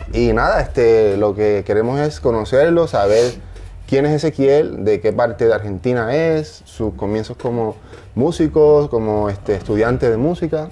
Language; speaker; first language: Spanish; native; Spanish